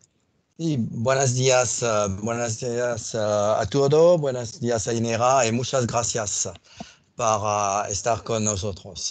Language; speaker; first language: Spanish; non-native, learner; French